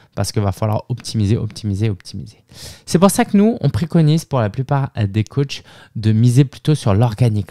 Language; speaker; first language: French; native; French